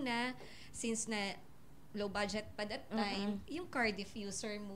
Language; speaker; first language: Filipino; native; Filipino